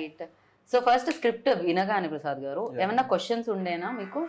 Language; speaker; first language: Telugu; native; Telugu